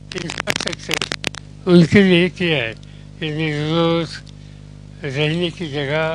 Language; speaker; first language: Hindi; non-native, local second language; Marathi